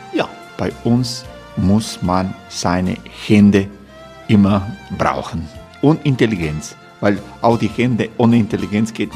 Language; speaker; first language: German; non-native, learner; Croatian